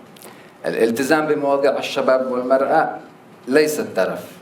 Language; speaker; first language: Arabic; native; Arabic